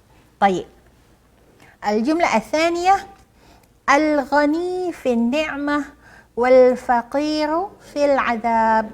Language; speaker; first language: Arabic; non-native, fluent; Malay